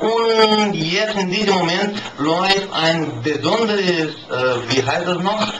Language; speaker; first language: German; non-native, learner; Portuguese